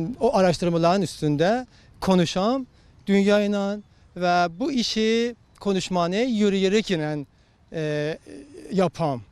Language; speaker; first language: Turkish; non-native, learner; Azerbaijani